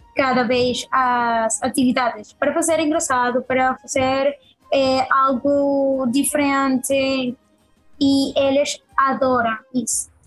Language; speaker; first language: Portuguese; non-native, learner; Spanish